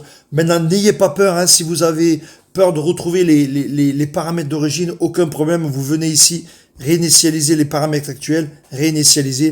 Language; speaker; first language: French; native; French